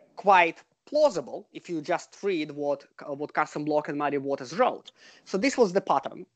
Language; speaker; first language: English; non-native, fluent; Russian